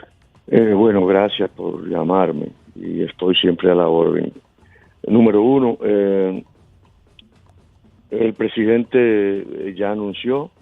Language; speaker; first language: Spanish; native; Spanish